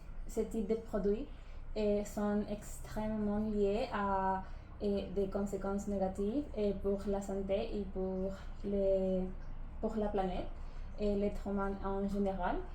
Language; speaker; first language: French; non-native, learner; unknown